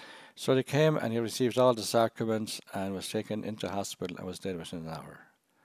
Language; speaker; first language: English; native; English